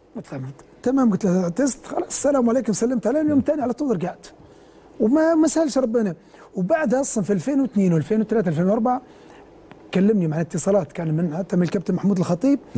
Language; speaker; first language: Arabic; native; Arabic